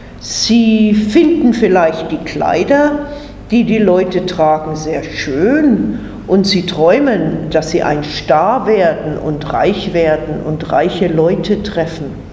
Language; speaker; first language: German; non-native, fluent; English